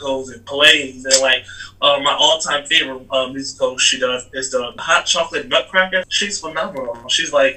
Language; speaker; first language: English; native; English